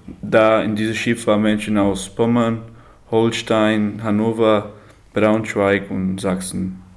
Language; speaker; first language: German; early bilingual, heritage; German